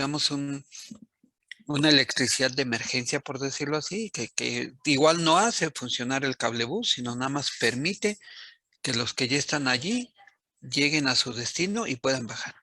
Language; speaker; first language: Spanish; native; Spanish